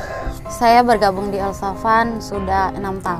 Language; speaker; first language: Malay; non-native, local second language; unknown